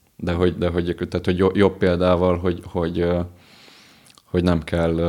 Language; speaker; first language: Hungarian; native; Hungarian